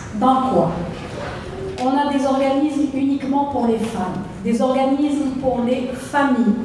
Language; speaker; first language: French; non-native, fluent; Romanian